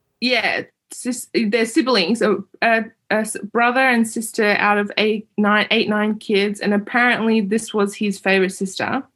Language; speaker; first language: English; early bilingual, other home language; Uyghur